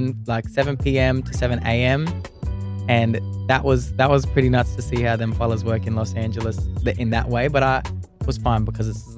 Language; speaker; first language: English; native; English